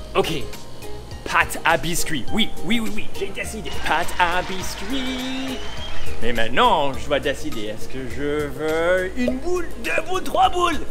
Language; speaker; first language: French; non-native, learner; English